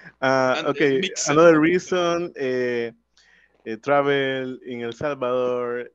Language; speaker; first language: English; non-native, learner; Spanish